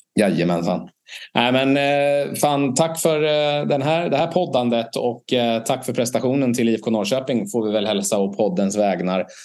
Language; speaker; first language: Swedish; native; Swedish